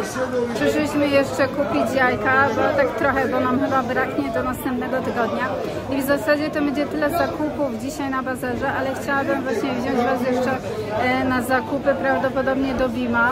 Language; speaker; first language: Polish; native; Polish